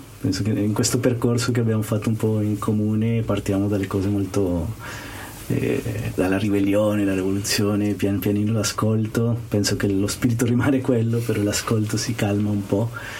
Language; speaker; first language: Italian; non-native, fluent; Spanish